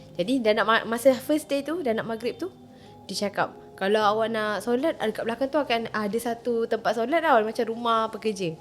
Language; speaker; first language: Malay; native; Malay